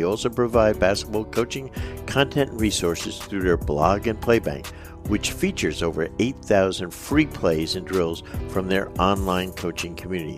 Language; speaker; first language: English; native; English